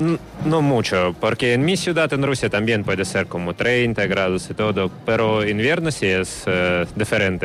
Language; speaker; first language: Spanish; non-native, learner; Russian